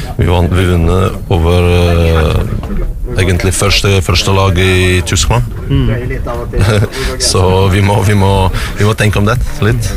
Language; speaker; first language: Norwegian; non-native, fluent; Russian